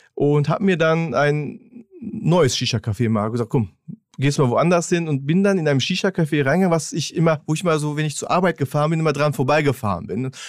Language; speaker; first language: German; native; German